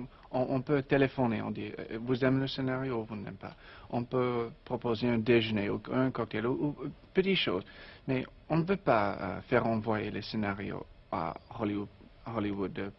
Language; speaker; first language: French; non-native, learner; English